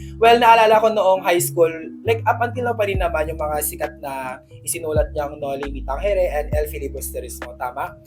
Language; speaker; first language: Filipino; non-native, local second language; Iloko